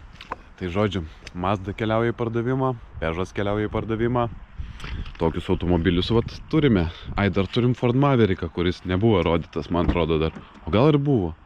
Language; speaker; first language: Lithuanian; native; Lithuanian